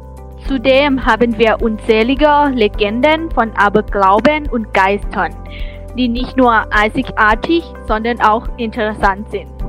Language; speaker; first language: German; non-native, learner; Thai